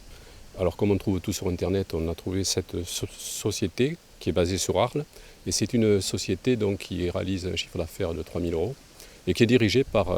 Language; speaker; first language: French; native; French